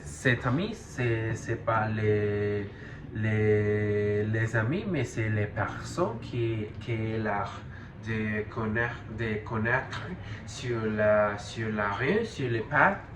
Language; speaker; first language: French; non-native, learner; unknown